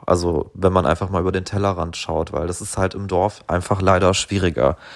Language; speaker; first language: German; native; German